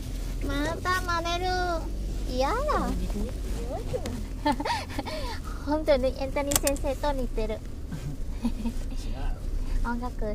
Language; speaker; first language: Japanese; non-native, learner; Vietnamese